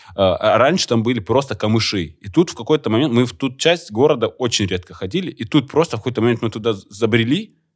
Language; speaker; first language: Russian; native; Russian